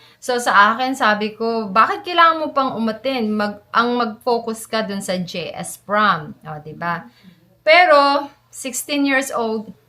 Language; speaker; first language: Filipino; native; Filipino